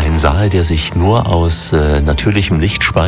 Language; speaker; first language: German; native; German